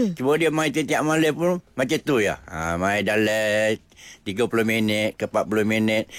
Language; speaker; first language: Malay; non-native, local second language; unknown